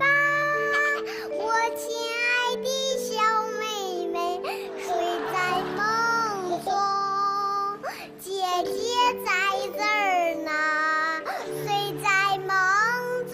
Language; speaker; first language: Chinese; native; Chinese